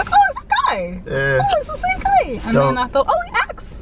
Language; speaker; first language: English; native; English